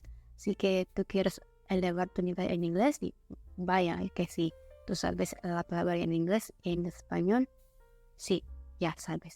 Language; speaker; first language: Spanish; non-native, learner; Indonesian